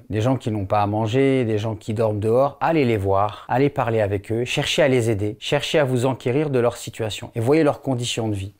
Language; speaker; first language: French; non-native, local second language; Wolof